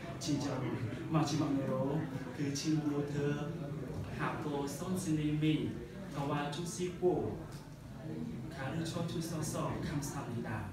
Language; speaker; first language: Korean; non-native, learner; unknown